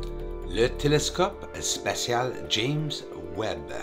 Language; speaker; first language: French; native; French